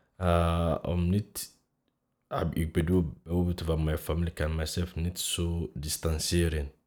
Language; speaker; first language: Dutch; non-native, fluent; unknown